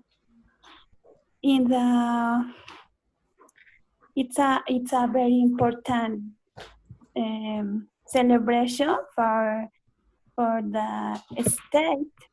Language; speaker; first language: English; non-native, learner; Spanish